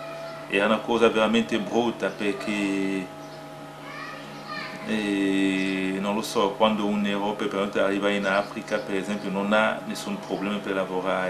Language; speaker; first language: Italian; non-native, fluent; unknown